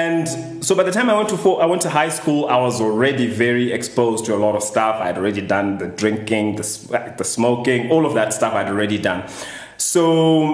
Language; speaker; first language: English; non-native, local second language; Shona